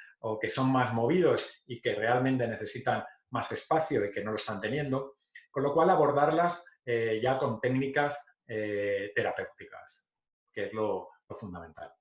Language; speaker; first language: Spanish; native; Spanish